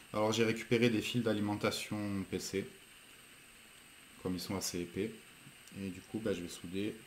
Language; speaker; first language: French; native; French